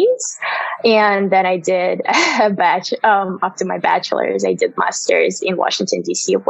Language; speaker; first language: English; non-native, fluent; Russian